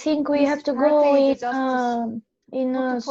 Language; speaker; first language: English; non-native, learner; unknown